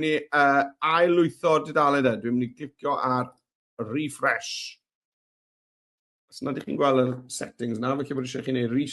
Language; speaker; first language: Welsh; native; Welsh